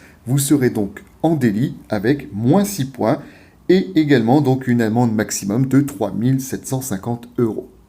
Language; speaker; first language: French; native; French